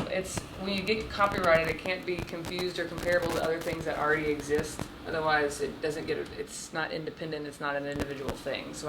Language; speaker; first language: English; native; English